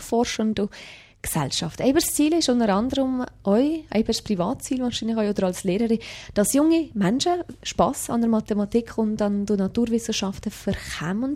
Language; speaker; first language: German; native; German